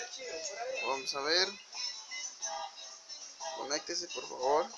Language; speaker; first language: Spanish; native; Spanish